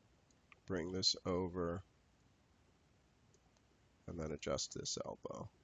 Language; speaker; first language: English; native; English